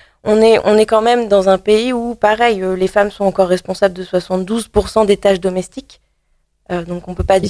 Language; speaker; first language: French; native; French